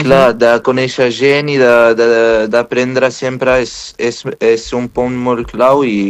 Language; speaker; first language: Catalan; non-native, fluent; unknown